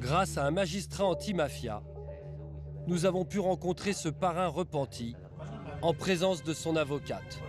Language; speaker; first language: French; native; French